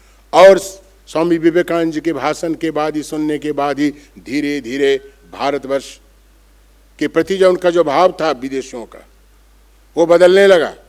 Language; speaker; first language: Hindi; non-native, local second language; Bangla